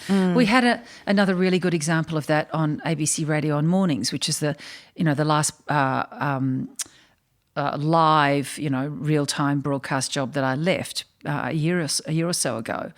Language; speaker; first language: English; native; English